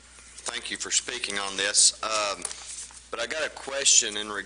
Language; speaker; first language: English; non-native, fluent; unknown